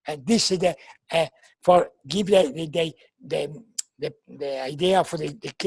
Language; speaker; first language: English; non-native, learner; Italian